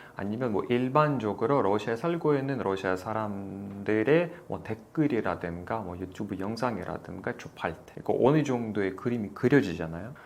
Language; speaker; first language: Korean; non-native, fluent; Russian